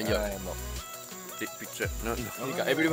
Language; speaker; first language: English; non-native, learner; Japanese